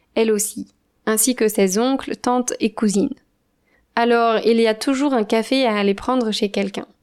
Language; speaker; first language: French; native; French